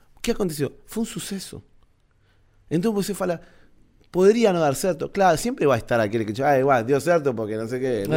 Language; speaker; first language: Portuguese; non-native, learner; Spanish